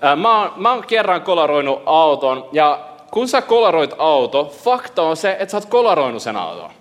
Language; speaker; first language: Finnish; early bilingual, heritage; Finnish